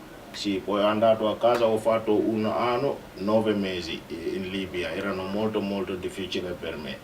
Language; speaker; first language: Italian; non-native, learner; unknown